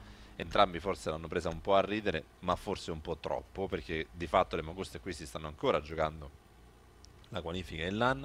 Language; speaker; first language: Italian; native; Italian